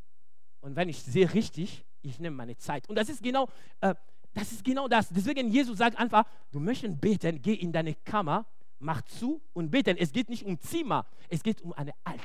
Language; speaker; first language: German; non-native, fluent; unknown